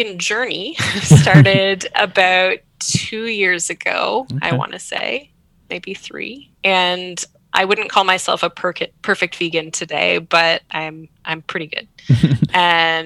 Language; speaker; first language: English; native; English